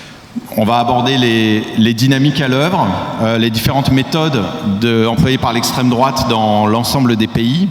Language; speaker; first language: French; native; French